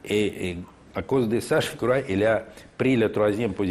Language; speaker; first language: French; non-native, fluent; Russian